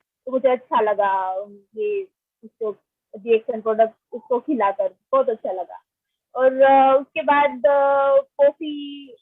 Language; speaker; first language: Hindi; non-native, local second language; Gujarati